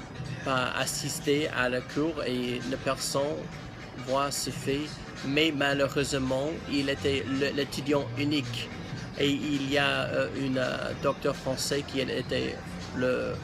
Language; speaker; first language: French; non-native, learner; English